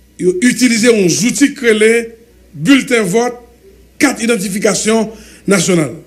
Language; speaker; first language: French; non-native, local second language; Haitian Creole